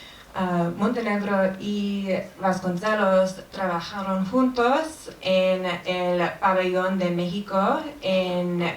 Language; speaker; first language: Spanish; non-native, fluent; English